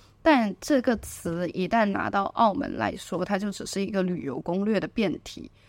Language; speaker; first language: Chinese; native; Chinese